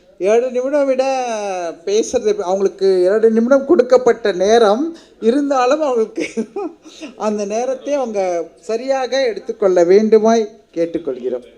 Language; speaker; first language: Tamil; native; Tamil